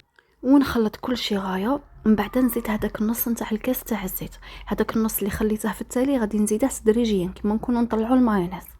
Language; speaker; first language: Arabic; native; Arabic